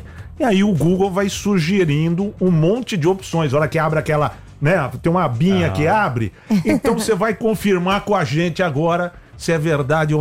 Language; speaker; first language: Portuguese; native; Portuguese